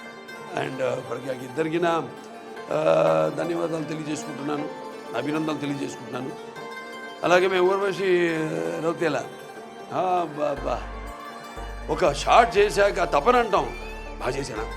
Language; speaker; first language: Telugu; native; Telugu